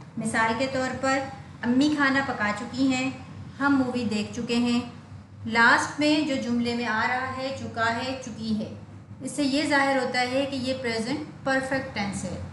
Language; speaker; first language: Urdu; native; Urdu